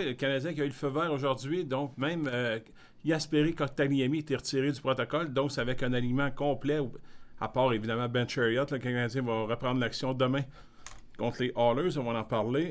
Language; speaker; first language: French; native; French